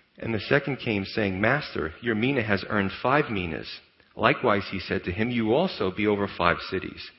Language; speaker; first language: English; native; English